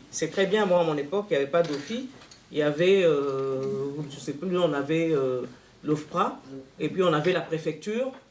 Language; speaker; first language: French; non-native, local second language; Luba-Lulua